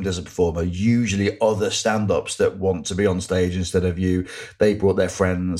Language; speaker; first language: English; native; English